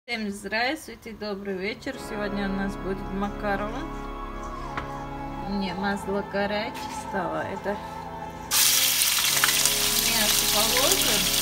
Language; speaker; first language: Russian; non-native, learner; Tajik